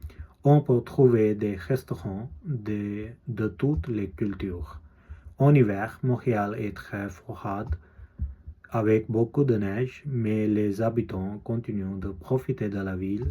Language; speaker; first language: French; non-native, learner; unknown